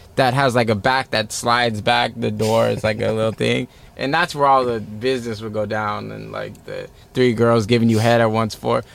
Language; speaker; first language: English; native; English